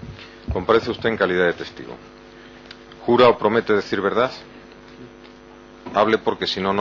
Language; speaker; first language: Spanish; native; Spanish